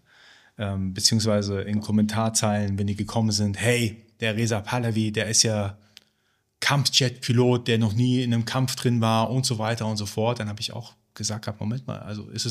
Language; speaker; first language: German; early bilingual, other home language; Persian